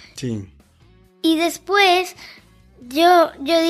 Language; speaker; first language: Spanish; early bilingual, heritage; Spanish